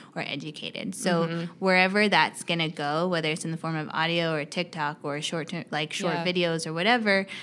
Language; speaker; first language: English; native; English